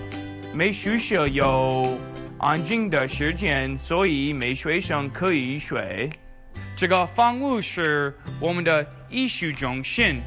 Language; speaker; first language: Chinese; non-native, learner; English